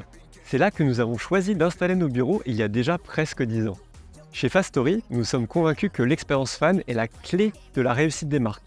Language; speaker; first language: French; native; French